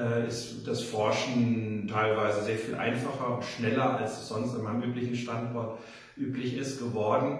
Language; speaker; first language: German; native; German